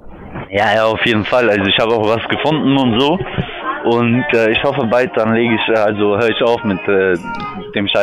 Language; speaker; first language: German; native; German